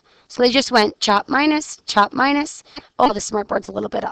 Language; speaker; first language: English; native; English